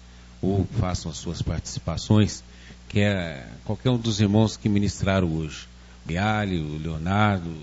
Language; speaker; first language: Portuguese; native; Portuguese